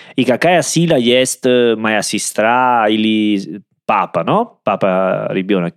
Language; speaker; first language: Russian; non-native, learner; Italian